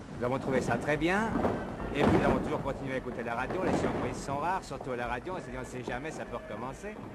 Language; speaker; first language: French; native; French